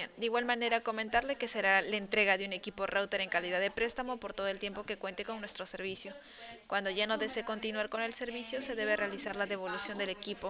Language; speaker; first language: Spanish; native; Spanish